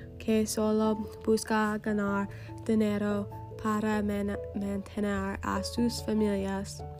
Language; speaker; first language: Spanish; non-native, learner; English